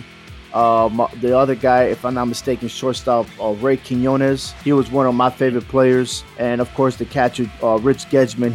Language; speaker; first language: English; native; English